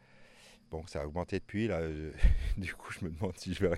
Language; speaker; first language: French; native; French